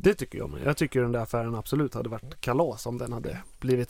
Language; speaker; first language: Swedish; native; Swedish